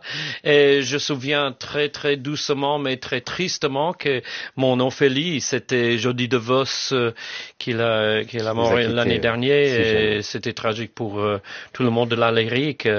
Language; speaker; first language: French; non-native, fluent; English